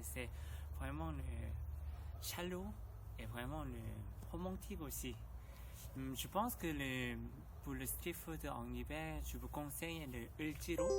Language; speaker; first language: French; non-native, learner; Korean